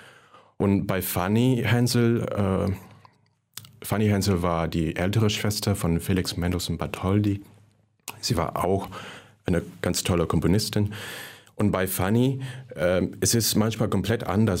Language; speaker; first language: German; non-native, fluent; Cantonese